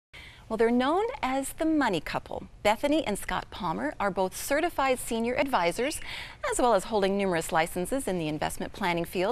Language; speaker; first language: English; native; English